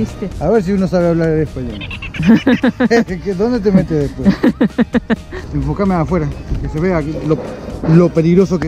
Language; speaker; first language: Spanish; native; Spanish